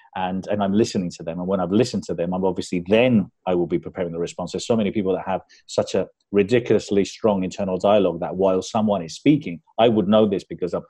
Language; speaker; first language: English; early bilingual, other home language; Spanish